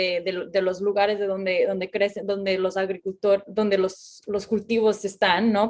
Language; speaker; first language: Spanish; non-native, fluent; English